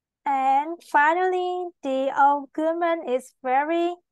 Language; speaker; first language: English; non-native, learner; Vietnamese